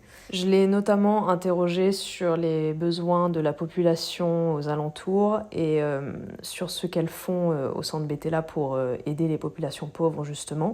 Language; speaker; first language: French; native; French